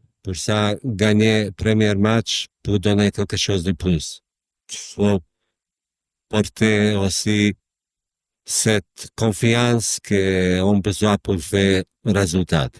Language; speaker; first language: French; non-native, learner; Croatian